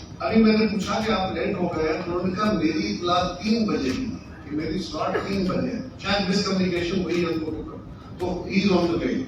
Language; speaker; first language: Urdu; non-native, local second language; Punjabi